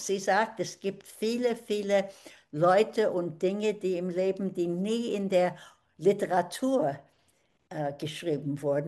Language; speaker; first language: German; early bilingual, heritage; German